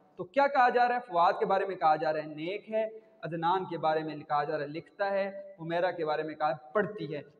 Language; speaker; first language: Urdu; non-native, local second language; Punjabi